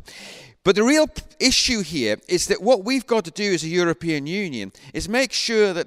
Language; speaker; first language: English; native; English